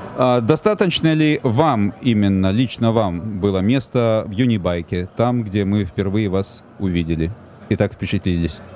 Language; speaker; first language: Russian; native; Russian